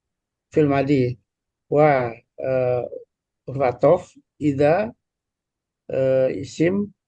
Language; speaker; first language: Arabic; non-native, learner; Indonesian